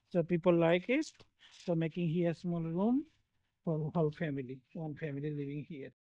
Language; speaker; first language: English; non-native, learner; Hindi